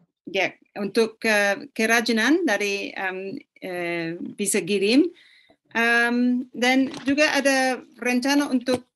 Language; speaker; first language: Indonesian; non-native, fluent; English